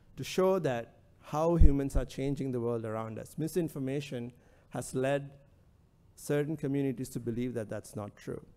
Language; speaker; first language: English; non-native, local second language; Sinhala